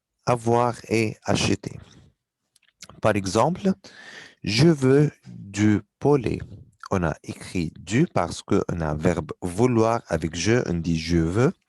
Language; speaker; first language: French; non-native, fluent; Arabic